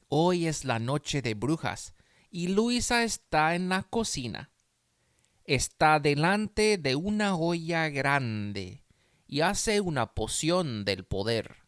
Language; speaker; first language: Spanish; non-native, fluent; English